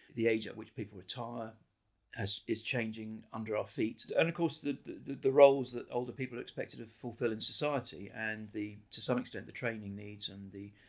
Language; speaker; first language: English; native; English